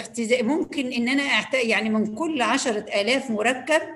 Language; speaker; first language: Arabic; native; Arabic